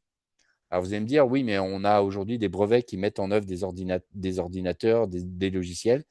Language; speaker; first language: French; native; French